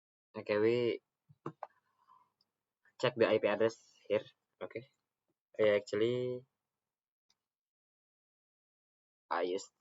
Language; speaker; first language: English; non-native, learner; Indonesian